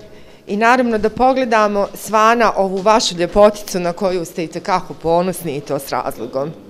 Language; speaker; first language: Croatian; native; Croatian